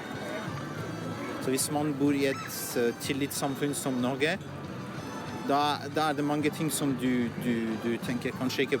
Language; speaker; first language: Norwegian; non-native, fluent; French